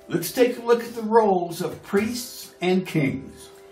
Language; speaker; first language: English; native; English